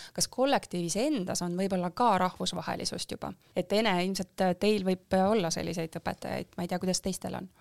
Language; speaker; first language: Estonian; native; Estonian